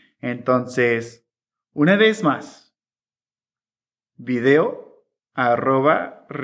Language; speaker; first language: Spanish; non-native, fluent; English